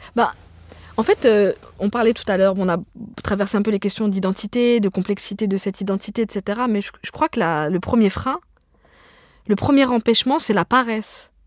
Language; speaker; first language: French; early bilingual, other home language; Arabic